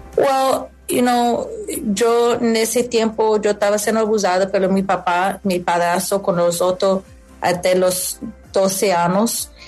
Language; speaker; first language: Spanish; non-native, learner; Portuguese